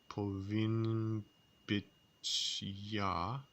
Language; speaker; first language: Polish; non-native, learner; English